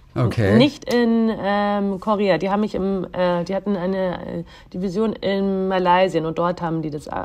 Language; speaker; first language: German; native; German